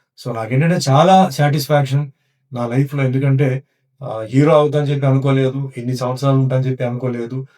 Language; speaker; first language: Telugu; non-native, local second language; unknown